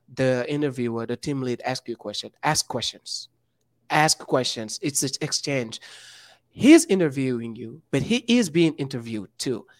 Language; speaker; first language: English; non-native, fluent; Wolof